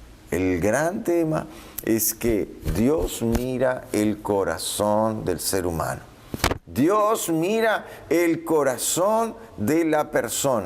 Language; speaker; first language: Spanish; native; Spanish